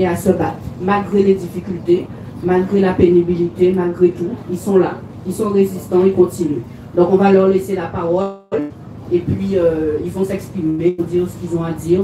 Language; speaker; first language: French; native; French